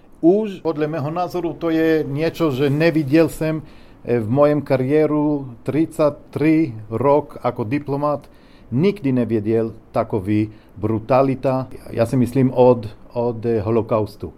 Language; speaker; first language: Czech; non-native, learner; Hebrew